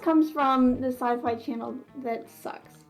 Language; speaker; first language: English; native; English